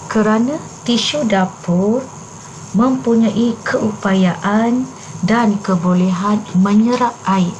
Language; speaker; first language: Malay; native; Malay